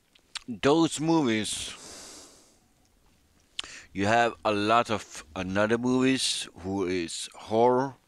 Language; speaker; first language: English; non-native, fluent; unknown